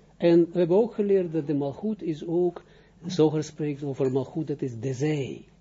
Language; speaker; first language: Dutch; non-native, fluent; Russian